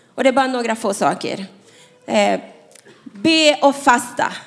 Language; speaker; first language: Swedish; non-native, fluent; Spanish